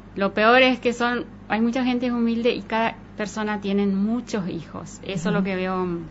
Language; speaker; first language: Spanish; native; Spanish